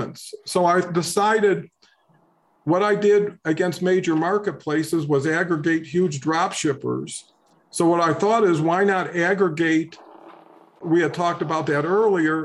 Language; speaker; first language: English; native; English